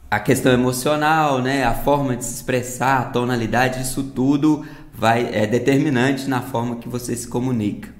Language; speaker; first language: Portuguese; non-native, fluent; Korean